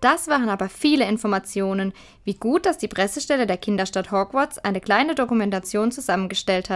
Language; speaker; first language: German; native; German